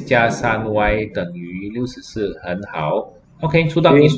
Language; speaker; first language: Chinese; native; Chinese